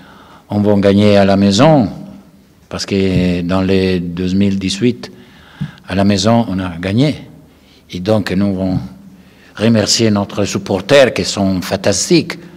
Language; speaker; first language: French; non-native, learner; Italian